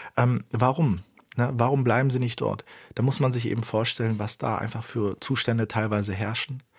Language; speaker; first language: German; early bilingual, other home language; Turkish